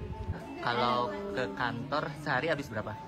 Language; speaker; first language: Indonesian; native; Indonesian